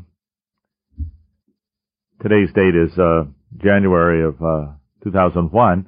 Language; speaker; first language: English; native; English